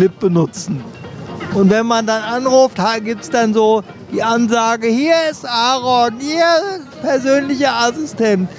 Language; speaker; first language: German; native; German